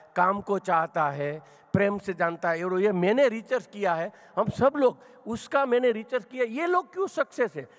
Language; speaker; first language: Hindi; non-native, local second language; Gujarati